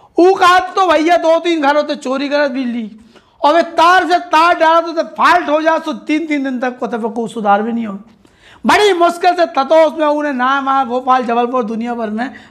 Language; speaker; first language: Hindi; native; Hindi